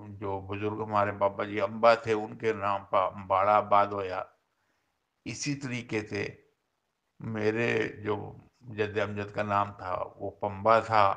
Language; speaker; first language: Urdu; non-native, local second language; Haryanvi